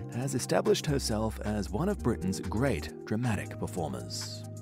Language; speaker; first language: English; native; English